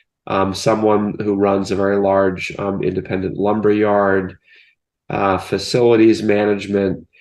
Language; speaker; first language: English; native; English